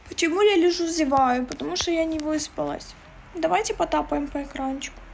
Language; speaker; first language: Russian; non-native, local second language; Ukrainian